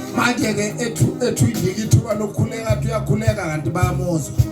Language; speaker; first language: Zulu; native; Zulu